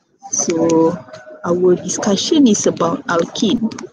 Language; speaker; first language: English; non-native, local second language; Malay